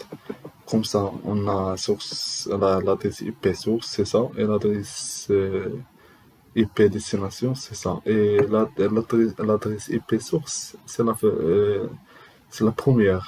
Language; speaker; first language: French; non-native, learner; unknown